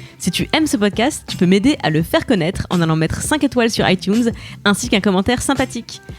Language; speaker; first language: French; native; French